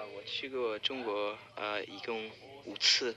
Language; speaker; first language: Chinese; non-native, learner; English